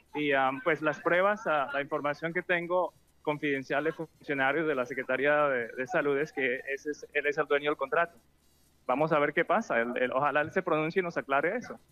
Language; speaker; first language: Spanish; native; Spanish